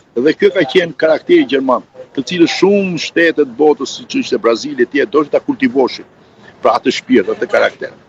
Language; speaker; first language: Albanian; native; Albanian